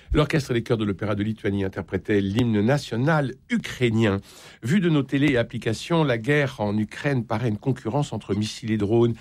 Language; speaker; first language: French; native; French